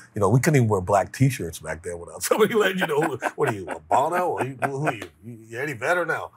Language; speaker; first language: English; native; English